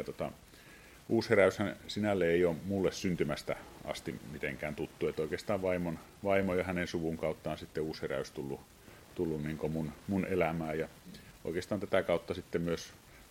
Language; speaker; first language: Finnish; native; Finnish